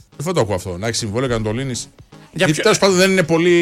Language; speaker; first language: Greek; native; Greek